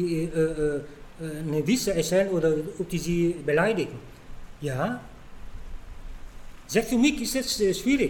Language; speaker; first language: German; non-native, fluent; Vietnamese